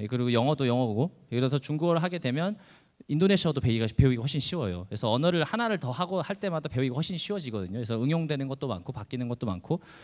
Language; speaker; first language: Korean; native; Korean